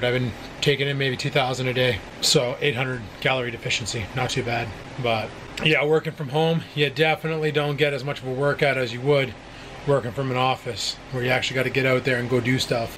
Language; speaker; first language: English; native; English